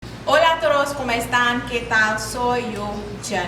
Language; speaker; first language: Spanish; non-native, learner; English